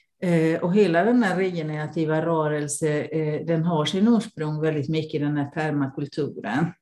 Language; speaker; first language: Swedish; non-native, fluent; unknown